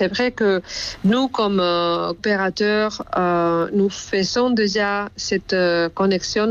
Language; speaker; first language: French; non-native, fluent; Spanish